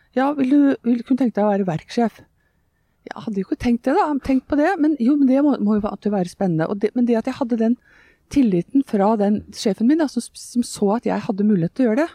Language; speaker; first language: Norwegian; native; Norwegian